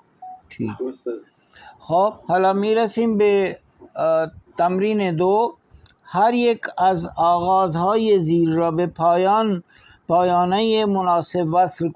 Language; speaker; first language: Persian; non-native, fluent; Urdu